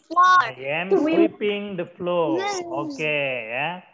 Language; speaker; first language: English; non-native, learner; Indonesian